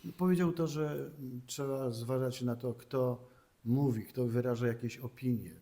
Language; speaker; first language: Polish; native; Polish